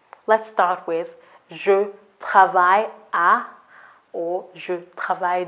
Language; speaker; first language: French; non-native, fluent; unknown